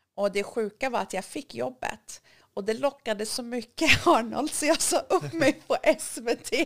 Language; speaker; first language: Swedish; early bilingual, other home language; Kurdish